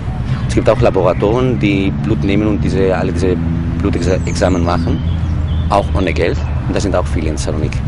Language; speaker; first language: German; non-native, fluent; Greek